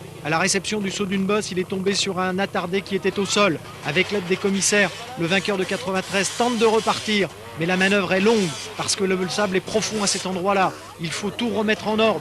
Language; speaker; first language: French; native; French